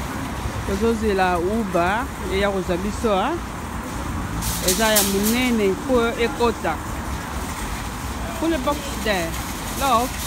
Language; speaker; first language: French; non-native, local second language; Lingala